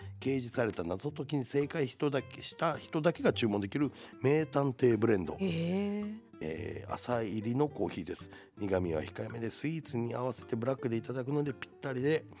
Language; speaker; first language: Japanese; native; Japanese